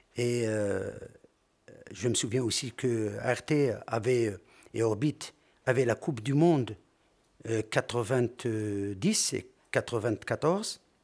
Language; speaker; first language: French; non-native, local second language; Arabic